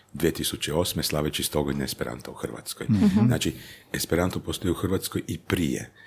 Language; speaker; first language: Croatian; native; Croatian